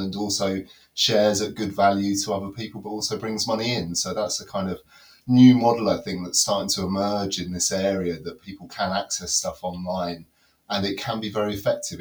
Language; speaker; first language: English; native; English